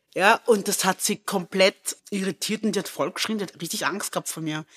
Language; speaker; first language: German; native; German